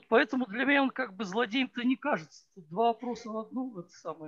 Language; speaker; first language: Russian; native; Russian